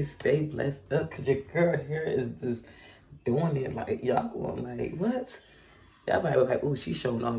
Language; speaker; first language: English; native; English